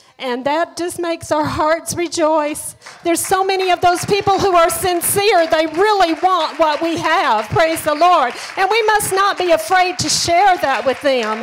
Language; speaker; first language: English; native; English